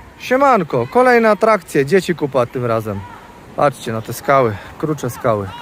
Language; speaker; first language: Polish; native; Polish